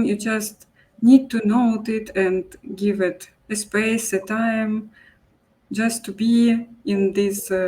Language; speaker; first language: English; non-native, local second language; Russian